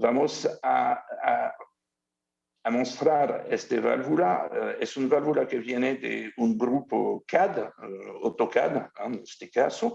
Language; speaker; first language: Spanish; non-native, learner; French